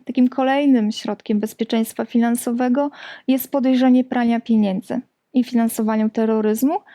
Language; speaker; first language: Polish; native; Polish